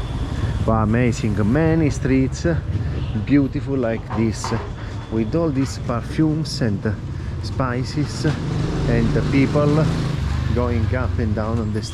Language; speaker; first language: English; non-native, fluent; Italian